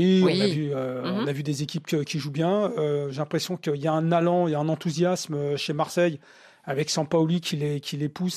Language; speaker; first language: French; native; French